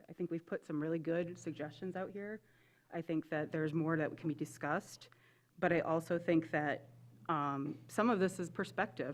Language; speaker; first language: English; native; English